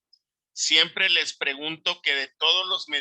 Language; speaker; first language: Spanish; native; Spanish